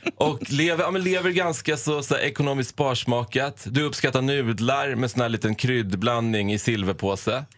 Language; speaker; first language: Swedish; non-native, fluent; Persian